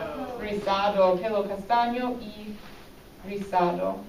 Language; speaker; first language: Spanish; non-native, fluent; English